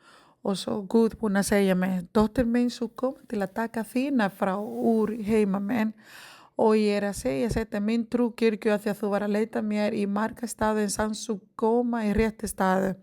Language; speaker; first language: Icelandic; non-native, learner; Spanish